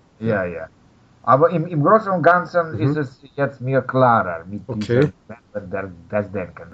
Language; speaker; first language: German; non-native, fluent; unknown